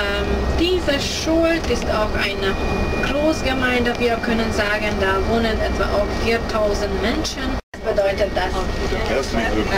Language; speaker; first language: German; non-native, learner; Hungarian